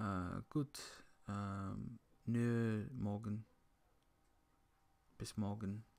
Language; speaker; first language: German; non-native, learner; English